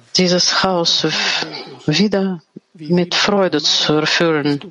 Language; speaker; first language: German; non-native, fluent; Portuguese